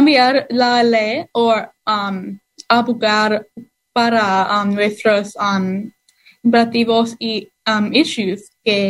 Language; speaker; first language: Spanish; non-native, learner; English